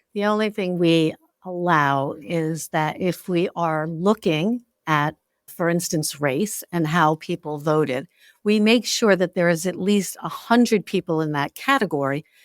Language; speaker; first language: English; native; English